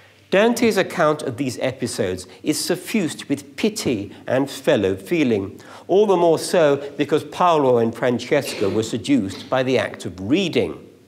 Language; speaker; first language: English; native; English